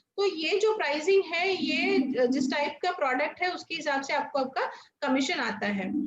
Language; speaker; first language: Hindi; non-native, local second language; Marathi